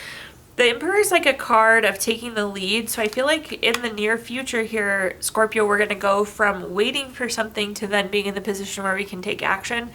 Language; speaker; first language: English; native; English